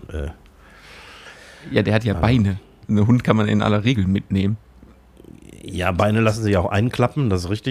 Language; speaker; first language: German; native; German